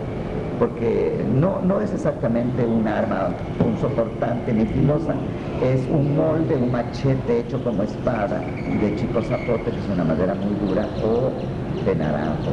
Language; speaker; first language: Spanish; native; Spanish